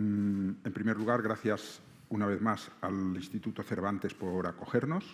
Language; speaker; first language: Spanish; native; Spanish